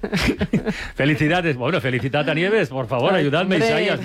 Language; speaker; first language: Spanish; native; Spanish